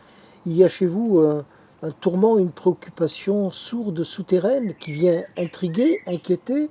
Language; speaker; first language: French; native; French